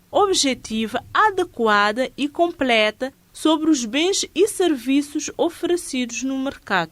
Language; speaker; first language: Portuguese; non-native, local second language; Kabuverdianu